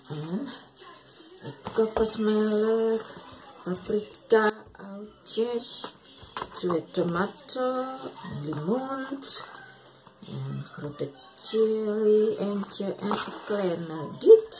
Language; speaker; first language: Dutch; non-native, learner; Indonesian